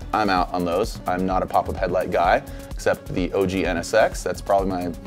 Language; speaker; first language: English; native; English